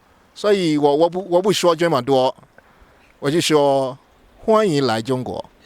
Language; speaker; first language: Chinese; non-native, fluent; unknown